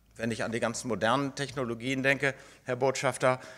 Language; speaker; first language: German; native; German